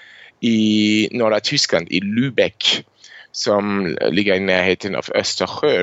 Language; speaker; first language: Swedish; non-native, fluent; German